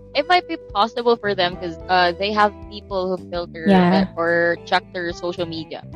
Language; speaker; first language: English; non-native, local second language; Filipino